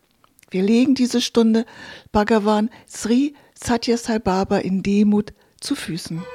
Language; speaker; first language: German; native; German